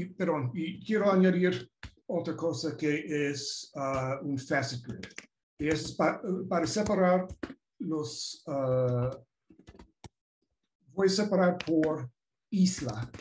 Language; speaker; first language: Spanish; non-native, fluent; English